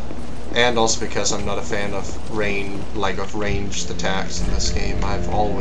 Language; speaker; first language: English; native; English